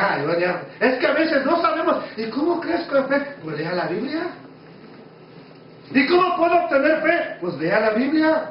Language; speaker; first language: Spanish; native; Spanish